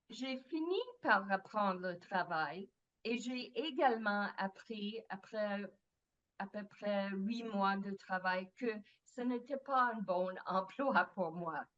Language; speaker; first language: French; non-native, fluent; English